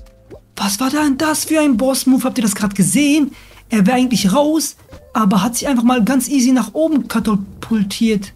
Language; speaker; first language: German; native; German